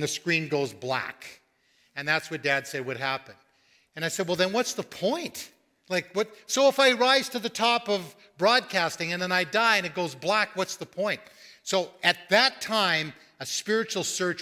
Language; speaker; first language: English; native; English